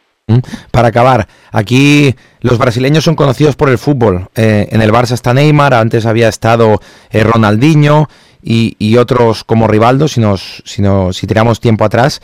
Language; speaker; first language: Spanish; native; Spanish